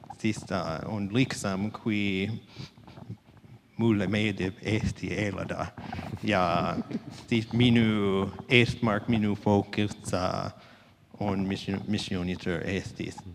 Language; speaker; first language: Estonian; non-native, learner; English